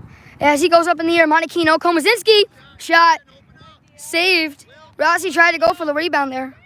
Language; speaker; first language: English; native; English